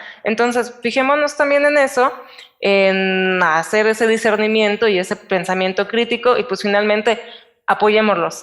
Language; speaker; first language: Spanish; native; Spanish